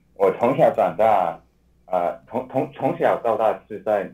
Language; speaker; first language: Chinese; early bilingual, heritage; Chinese